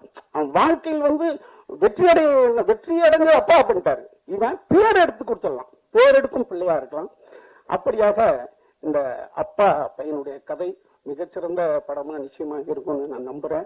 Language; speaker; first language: Tamil; native; Tamil